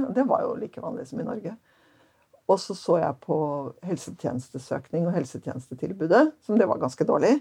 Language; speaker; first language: Norwegian; native; Norwegian